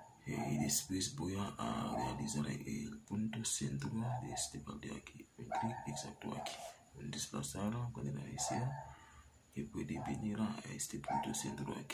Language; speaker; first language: Spanish; non-native, learner; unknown